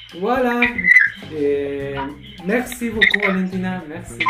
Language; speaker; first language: French; non-native, learner; Spanish